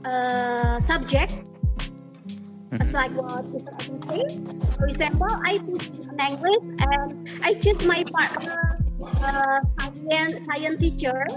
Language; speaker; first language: English; non-native, learner; Indonesian